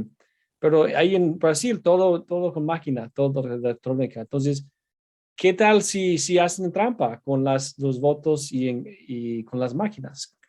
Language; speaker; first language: Spanish; non-native, fluent; English